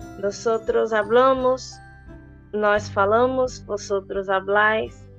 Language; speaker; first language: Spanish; non-native, fluent; Portuguese